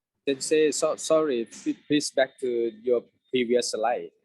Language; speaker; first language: English; non-native, fluent; Thai